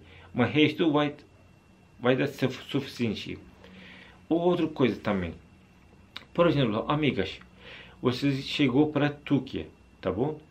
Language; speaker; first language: Portuguese; non-native, learner; Turkish